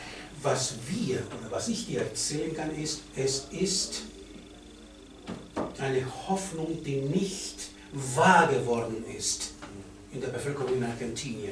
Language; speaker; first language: German; non-native, fluent; Spanish